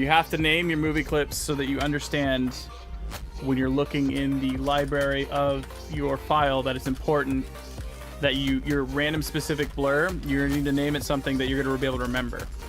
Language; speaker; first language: English; native; English